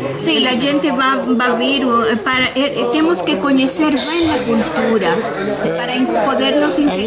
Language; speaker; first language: Portuguese; non-native, learner; Spanish